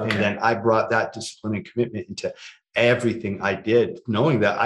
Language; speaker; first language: English; native; English